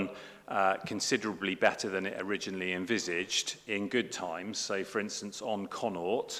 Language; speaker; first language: English; native; English